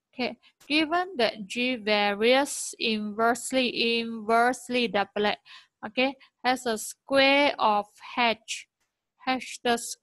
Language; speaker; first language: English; non-native, local second language; Chinese